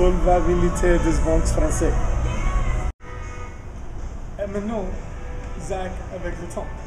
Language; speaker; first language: French; non-native, learner; English